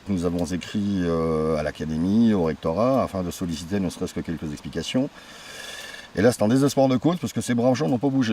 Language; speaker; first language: French; native; French